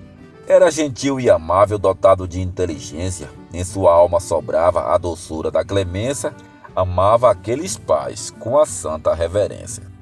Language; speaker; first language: Portuguese; native; Portuguese